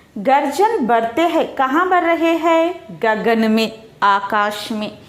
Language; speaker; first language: Hindi; non-native, local second language; Telugu